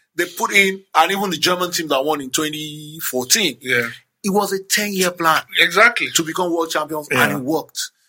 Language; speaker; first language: English; non-native, local second language; Yoruba